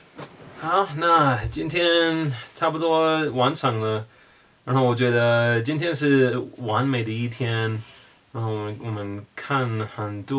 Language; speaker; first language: Chinese; non-native, learner; English